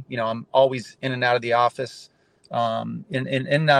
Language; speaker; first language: English; native; English